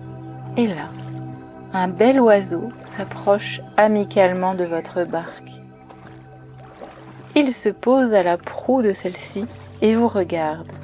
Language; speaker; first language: French; native; French